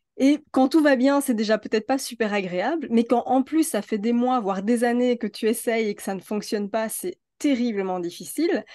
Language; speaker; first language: French; native; French